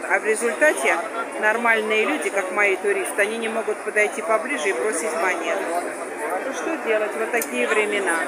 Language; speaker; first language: Russian; native; Russian